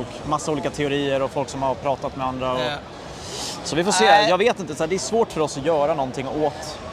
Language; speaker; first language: Swedish; native; Swedish